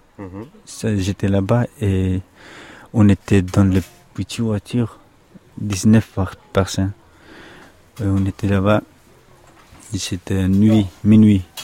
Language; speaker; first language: French; non-native, learner; Pashto